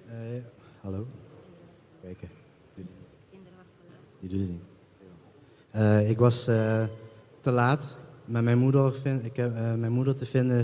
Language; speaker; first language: Dutch; early bilingual, other home language; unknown